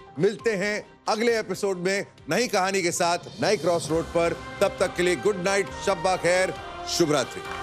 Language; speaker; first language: Hindi; native; Hindi